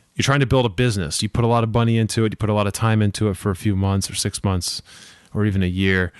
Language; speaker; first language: English; native; English